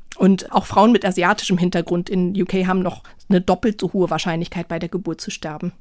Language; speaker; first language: German; native; German